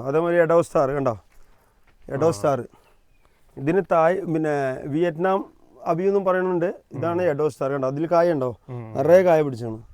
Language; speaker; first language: Malayalam; native; Malayalam